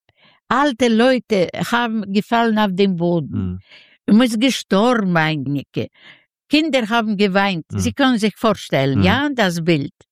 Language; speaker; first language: German; non-native, learner; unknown